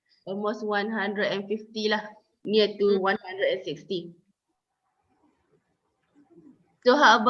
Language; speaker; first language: English; non-native, local second language; Malay